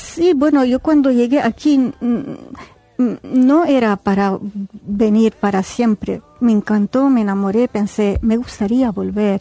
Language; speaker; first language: Spanish; non-native, fluent; Arabic